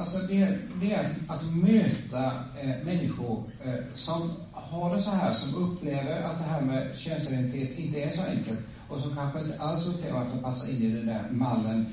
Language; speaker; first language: Swedish; native; Swedish